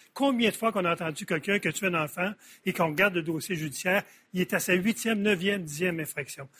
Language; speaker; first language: French; native; French